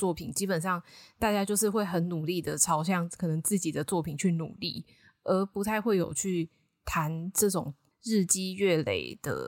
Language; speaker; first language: Chinese; native; Chinese